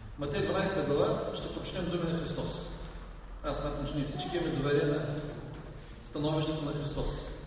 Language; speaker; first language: Bulgarian; native; Bulgarian